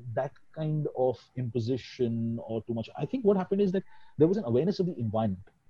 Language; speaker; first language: English; non-native, local second language; Hindi